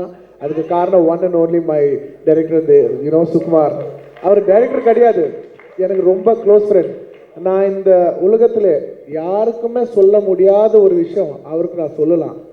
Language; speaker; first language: Tamil; non-native, local second language; Telugu